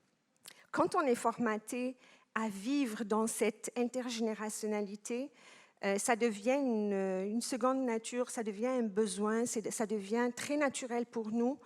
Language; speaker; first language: French; non-native, local second language; Arabic